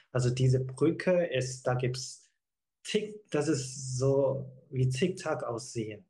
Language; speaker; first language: German; non-native, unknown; Chinese